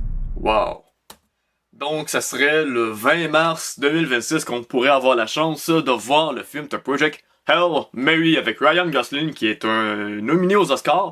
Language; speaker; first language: French; native; French